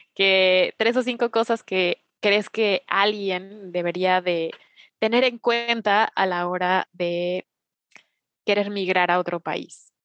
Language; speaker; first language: Spanish; native; Spanish